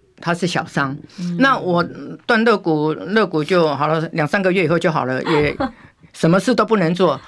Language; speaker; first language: Chinese; native; Chinese